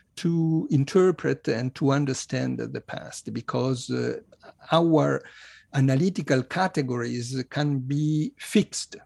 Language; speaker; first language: English; non-native, fluent; Italian